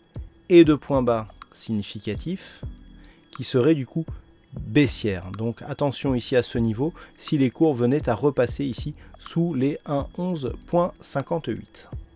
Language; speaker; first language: French; native; French